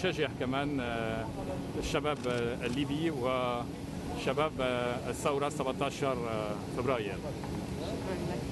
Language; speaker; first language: Arabic; non-native, fluent; French